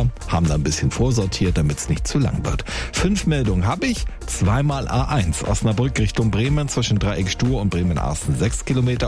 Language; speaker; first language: German; native; German